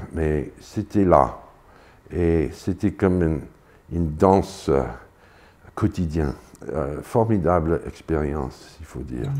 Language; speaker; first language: French; non-native, fluent; English